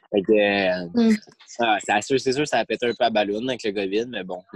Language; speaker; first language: French; native; French